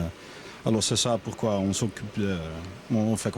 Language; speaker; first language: French; non-native, fluent; Dutch